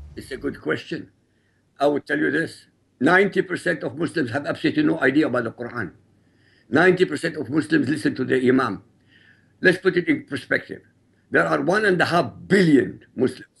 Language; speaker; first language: English; non-native, fluent; Arabic